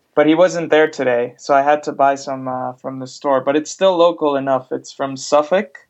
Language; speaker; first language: English; non-native, fluent; Spanish